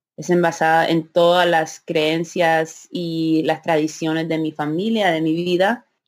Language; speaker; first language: Spanish; early bilingual, heritage; Spanish